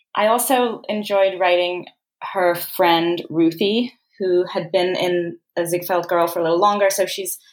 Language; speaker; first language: English; native; English